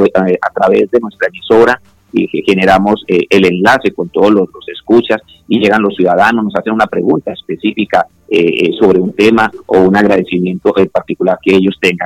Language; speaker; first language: Spanish; native; Spanish